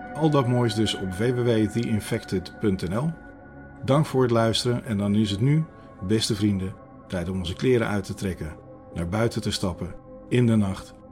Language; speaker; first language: Dutch; native; Dutch